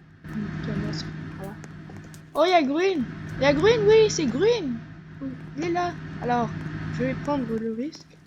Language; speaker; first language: French; native; French